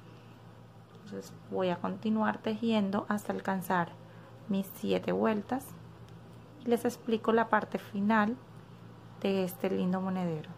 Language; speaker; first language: Spanish; native; Spanish